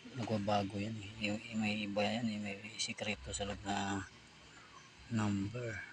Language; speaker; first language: Filipino; non-native, local second language; Cebuano